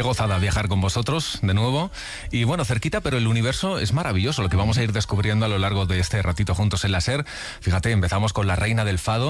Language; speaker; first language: Spanish; native; Spanish